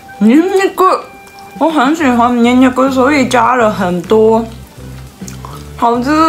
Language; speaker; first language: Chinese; non-native, learner; Japanese